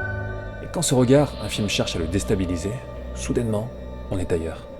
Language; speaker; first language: French; native; French